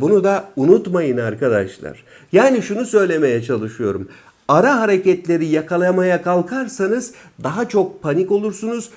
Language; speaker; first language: Turkish; native; Turkish